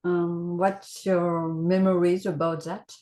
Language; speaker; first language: English; non-native, learner; French